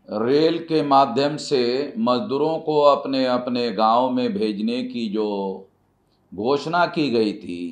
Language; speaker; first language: Hindi; non-native, local second language; Marathi